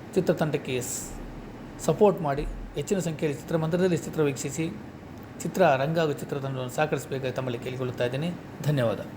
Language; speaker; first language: Kannada; non-native, local second language; Tulu